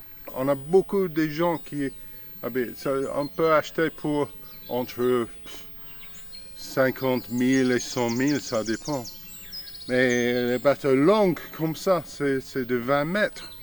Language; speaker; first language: French; non-native, fluent; English